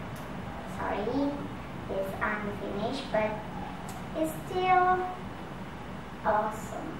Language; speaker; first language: English; non-native, learner; Indonesian